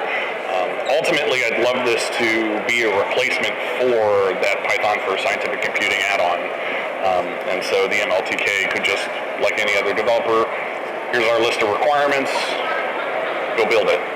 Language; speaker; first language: English; native; English